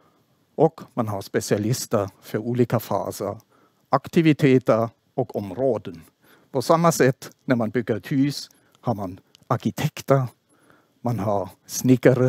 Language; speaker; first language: Swedish; non-native, fluent; German